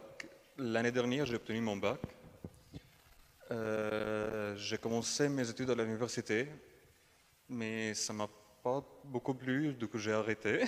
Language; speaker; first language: French; non-native, fluent; Arabic